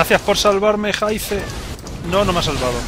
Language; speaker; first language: Spanish; native; Spanish